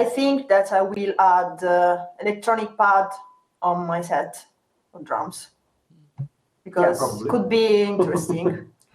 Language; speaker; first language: English; non-native, fluent; Italian